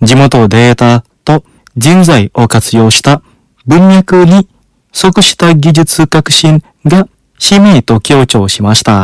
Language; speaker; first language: Japanese; non-native, fluent; Indonesian